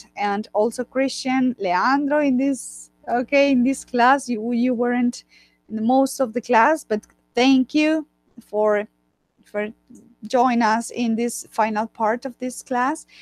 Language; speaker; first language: English; non-native, fluent; Spanish